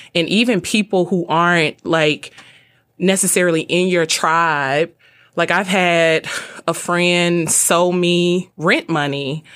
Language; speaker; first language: English; native; English